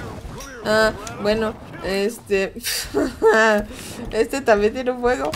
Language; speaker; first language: Spanish; native; Spanish